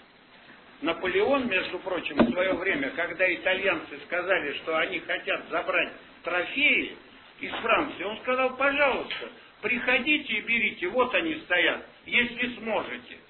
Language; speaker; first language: Russian; native; Russian